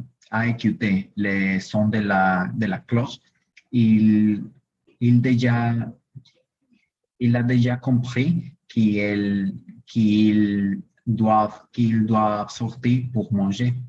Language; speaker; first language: French; non-native, learner; Spanish